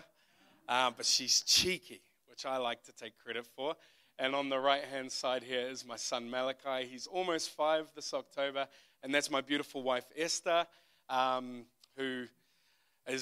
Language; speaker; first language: English; native; English